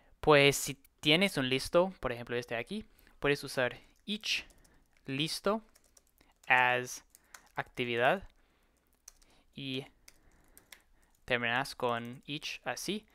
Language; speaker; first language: Spanish; non-native, learner; English